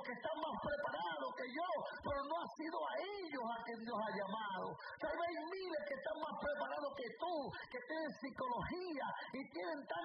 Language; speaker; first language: Spanish; native; Spanish